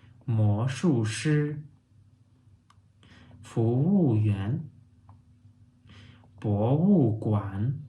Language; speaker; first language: Chinese; non-native, fluent; Turkmen